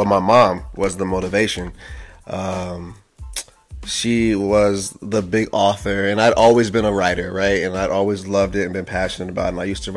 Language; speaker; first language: English; native; English